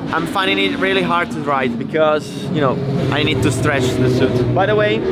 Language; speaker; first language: English; non-native, fluent; Italian